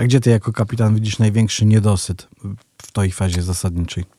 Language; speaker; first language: Polish; native; Polish